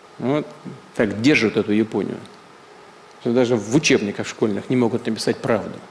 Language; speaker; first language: Russian; native; Russian